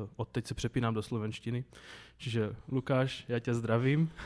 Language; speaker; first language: Czech; non-native, fluent; Slovak